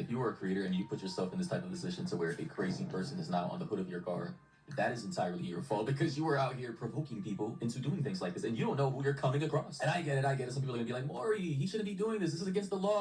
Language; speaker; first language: English; native; English